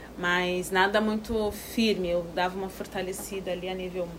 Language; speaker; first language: Portuguese; native; Portuguese